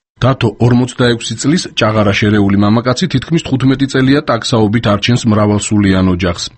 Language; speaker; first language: Georgian; native; Georgian